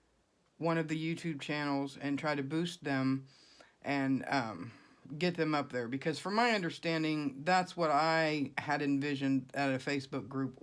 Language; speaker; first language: English; native; English